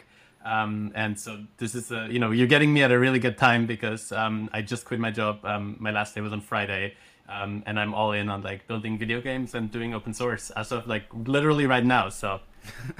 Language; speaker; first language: English; non-native, fluent; German